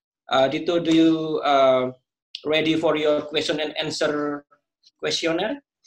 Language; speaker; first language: English; non-native, fluent; Indonesian